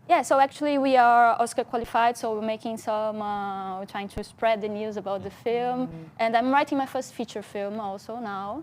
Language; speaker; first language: English; non-native, fluent; Portuguese